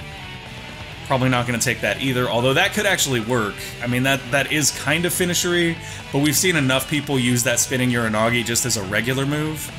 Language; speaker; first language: English; native; English